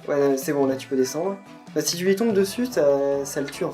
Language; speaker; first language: French; native; French